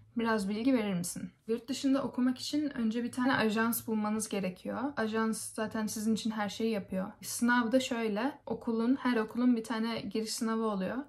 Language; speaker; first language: Turkish; native; Turkish